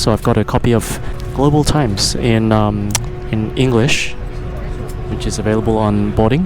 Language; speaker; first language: English; native; English